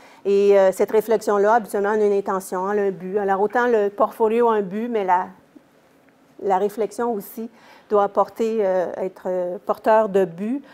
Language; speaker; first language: French; native; French